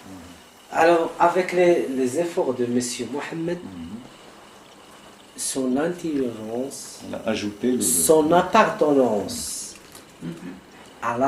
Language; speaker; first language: French; non-native, local second language; Arabic